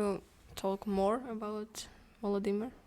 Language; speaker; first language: English; non-native, learner; Ukrainian